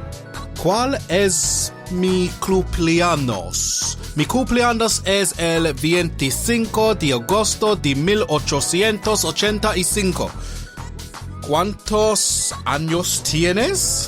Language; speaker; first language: Spanish; non-native, learner; English